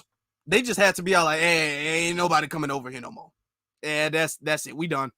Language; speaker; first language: English; native; English